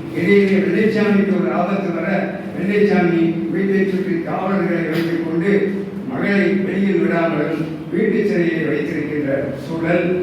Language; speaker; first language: Tamil; native; Tamil